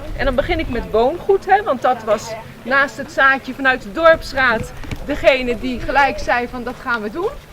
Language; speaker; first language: Dutch; native; Dutch